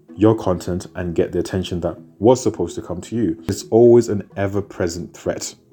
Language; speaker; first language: English; native; English